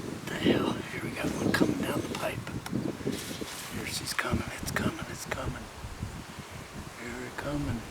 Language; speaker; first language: English; native; English